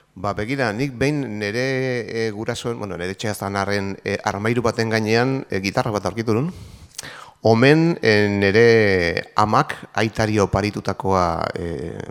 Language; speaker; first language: Basque; native; Basque